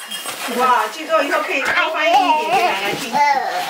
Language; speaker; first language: Chinese; native; Chinese